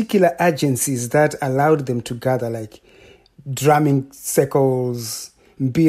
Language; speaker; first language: English; non-native, local second language; Shona